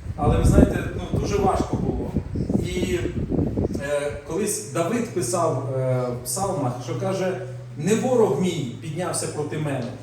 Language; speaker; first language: Ukrainian; non-native, local second language; Russian